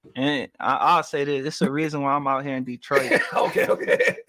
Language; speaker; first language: English; native; English